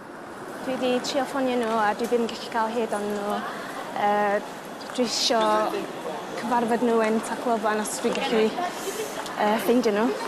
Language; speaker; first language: Welsh; non-native, local second language; English